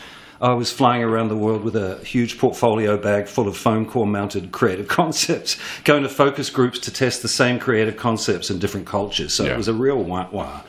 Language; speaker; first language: English; native; English